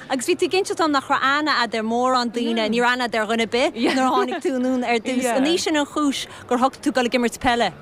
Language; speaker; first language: Irish; native; Irish